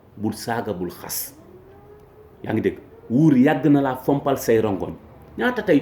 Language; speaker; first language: Wolof; non-native, local second language; Fula